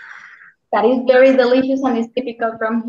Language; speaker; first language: English; non-native, fluent; Spanish